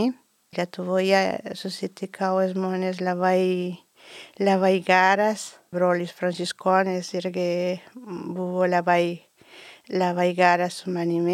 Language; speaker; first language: Lithuanian; non-native, learner; Spanish